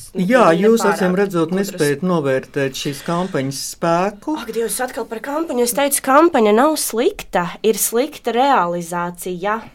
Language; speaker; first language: Latvian; non-native, local second language; Russian